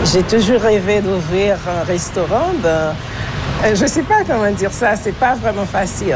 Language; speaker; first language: French; non-native, local second language; Haitian Creole